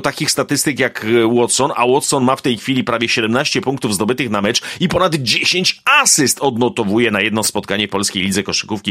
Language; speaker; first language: Polish; native; Polish